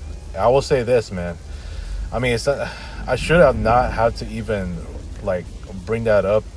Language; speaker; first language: English; native; English